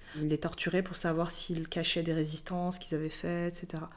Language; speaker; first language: French; native; French